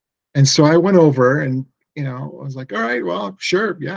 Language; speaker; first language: English; early bilingual, other home language; Persian